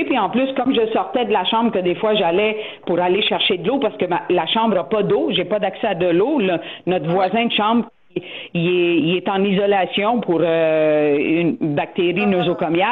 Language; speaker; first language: French; native; French